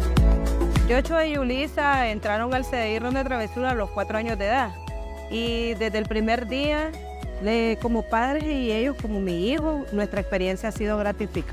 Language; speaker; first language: Spanish; native; Spanish